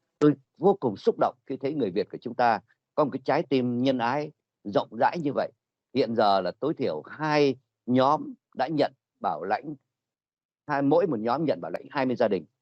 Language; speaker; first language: Vietnamese; native; Vietnamese